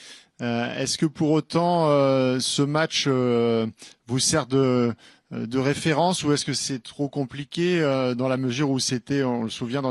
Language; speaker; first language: French; native; French